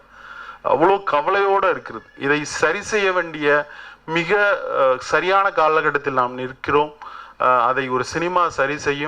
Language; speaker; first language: Tamil; native; Tamil